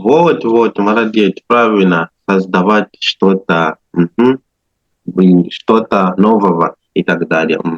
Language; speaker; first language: Russian; non-native, learner; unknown